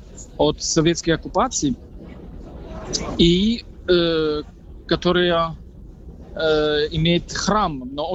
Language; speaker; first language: Russian; non-native, fluent; Polish